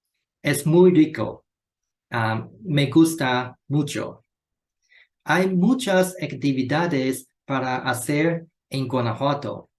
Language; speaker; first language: Spanish; non-native, learner; Chinese